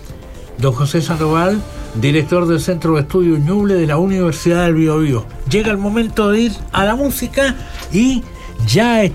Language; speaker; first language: Spanish; native; Spanish